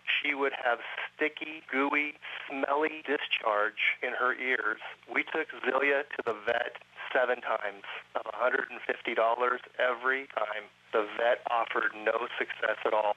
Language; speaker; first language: English; native; English